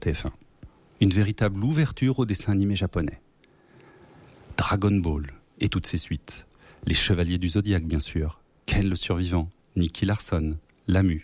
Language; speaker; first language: French; native; French